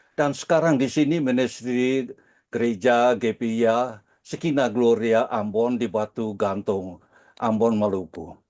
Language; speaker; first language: Indonesian; early bilingual, heritage; Dutch